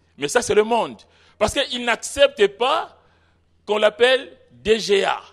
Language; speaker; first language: French; non-native, local second language; Lingala